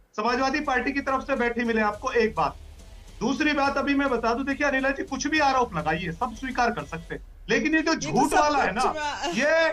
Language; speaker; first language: Hindi; native; Hindi